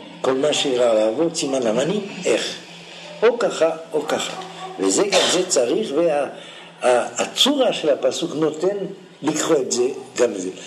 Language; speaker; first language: Hebrew; non-native, fluent; French